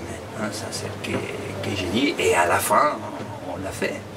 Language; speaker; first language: French; non-native, fluent; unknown